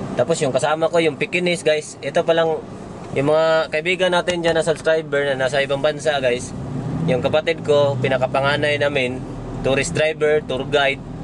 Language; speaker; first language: Filipino; non-native, local second language; Cebuano